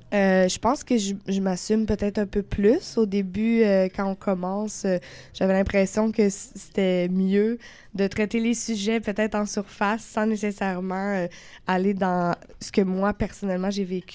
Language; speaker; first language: French; native; French